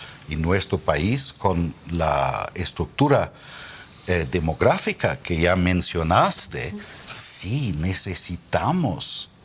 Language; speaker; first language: Spanish; non-native, fluent; German